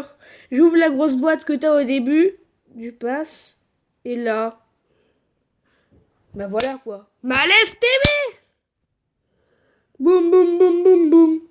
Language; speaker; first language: French; native; French